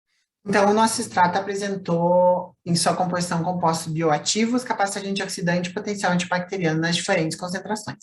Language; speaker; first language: Portuguese; native; Portuguese